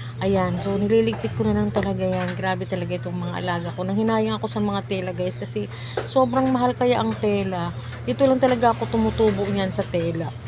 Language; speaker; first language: Filipino; native; Filipino